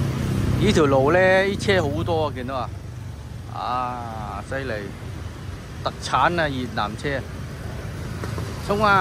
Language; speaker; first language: Chinese; early bilingual, heritage; Cantonese